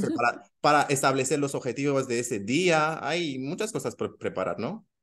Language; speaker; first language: Spanish; non-native, fluent; Romanian